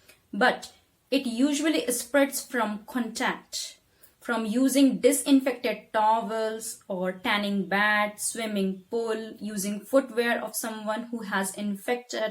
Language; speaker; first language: English; non-native, local second language; Hindi